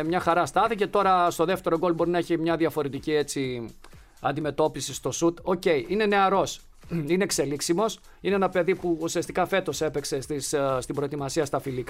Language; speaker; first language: Greek; native; Greek